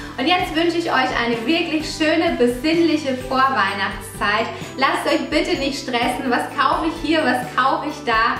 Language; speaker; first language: German; early bilingual, other home language; Italian